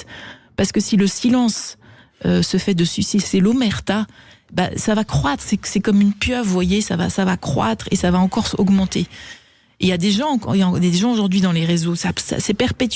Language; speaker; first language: French; native; French